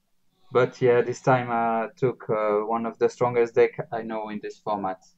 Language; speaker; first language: English; non-native, learner; Spanish